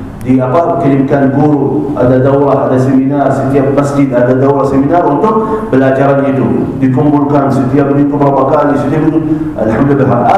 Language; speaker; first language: Malay; non-native, fluent; Arabic